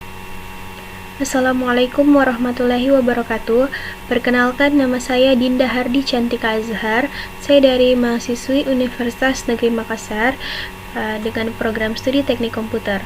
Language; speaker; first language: Indonesian; native; Indonesian